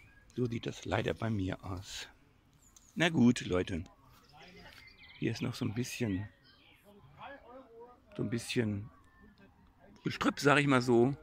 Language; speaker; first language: German; native; German